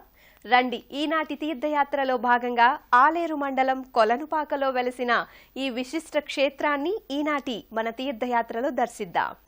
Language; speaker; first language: Telugu; native; Telugu